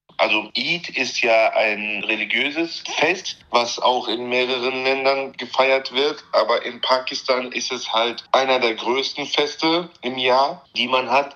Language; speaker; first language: German; early bilingual, other home language; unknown